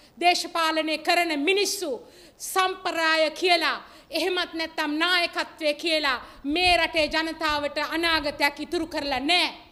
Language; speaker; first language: Sinhala; native; Sinhala